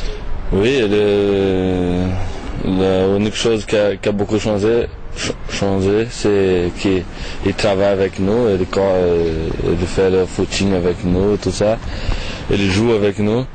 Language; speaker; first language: French; non-native, fluent; Portuguese